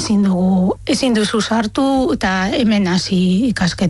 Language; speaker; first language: Basque; non-native, fluent; Arabic